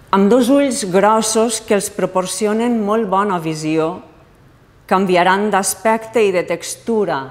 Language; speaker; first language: Catalan; native; Catalan